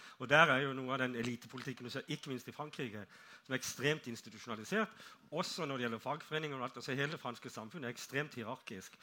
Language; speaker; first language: Norwegian; native; Norwegian